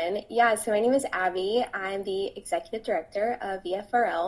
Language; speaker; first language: English; native; English